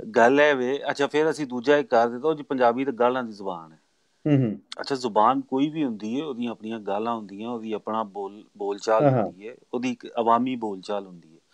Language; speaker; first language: Punjabi; non-native, local second language; Urdu